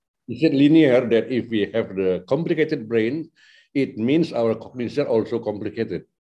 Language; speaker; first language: English; non-native, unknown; Indonesian